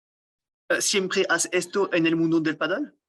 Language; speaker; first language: Spanish; non-native, learner; French